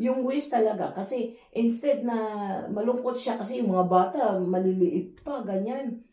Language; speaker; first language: Filipino; non-native, local second language; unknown